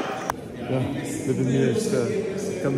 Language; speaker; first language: German; non-native, learner; Arabic